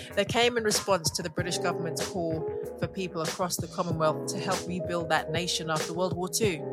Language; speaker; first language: English; native; English